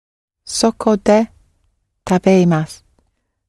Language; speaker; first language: Japanese; non-native, learner; English